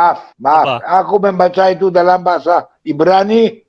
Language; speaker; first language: Indonesian; non-native, fluent; Hebrew